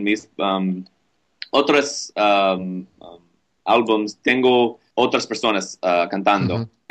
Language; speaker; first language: Spanish; non-native, learner; English